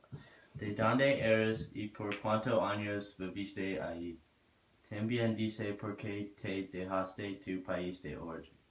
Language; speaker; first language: Spanish; non-native, learner; English